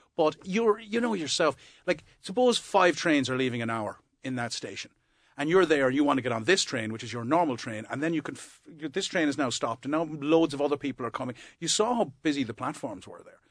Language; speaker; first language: English; native; English